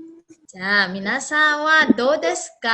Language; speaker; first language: Japanese; non-native, fluent; Indonesian